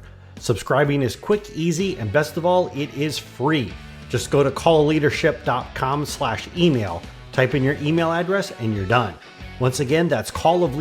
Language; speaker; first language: English; native; English